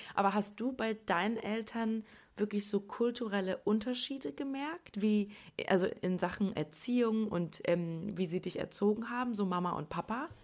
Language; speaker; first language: German; early bilingual, other home language; Persian